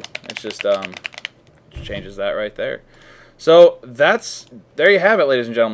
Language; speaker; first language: English; native; English